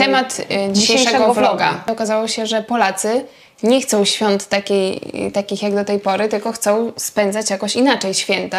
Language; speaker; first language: Polish; native; Polish